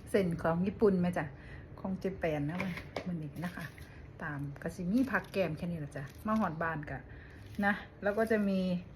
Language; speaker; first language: Thai; native; Thai